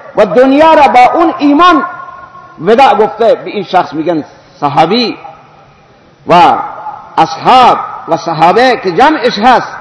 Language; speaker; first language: Persian; non-native, local second language; Baluchi